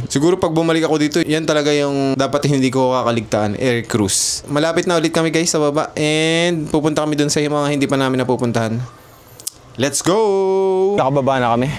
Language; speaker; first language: Filipino; native; Filipino